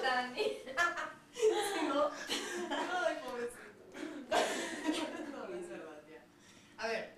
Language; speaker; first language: Spanish; native; Spanish